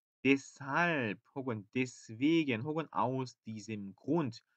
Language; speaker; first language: German; non-native, fluent; Korean